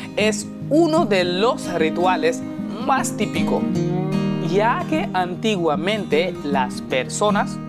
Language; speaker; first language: Spanish; non-native, learner; Hindi